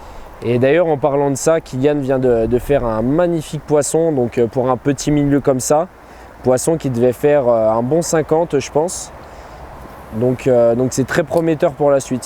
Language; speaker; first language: French; native; French